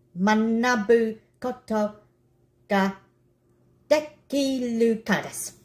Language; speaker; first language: Japanese; non-native, learner; English